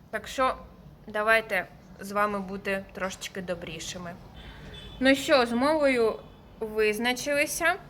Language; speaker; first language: Ukrainian; native; Ukrainian